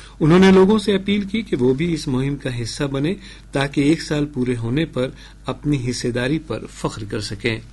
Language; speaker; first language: Urdu; native; Urdu